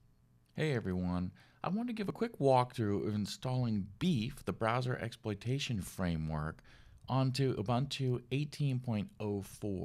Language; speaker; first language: English; native; English